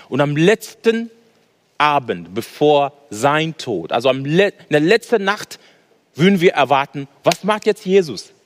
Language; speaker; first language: German; non-native, fluent; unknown